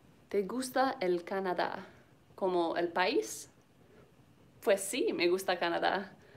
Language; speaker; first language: Spanish; non-native, learner; English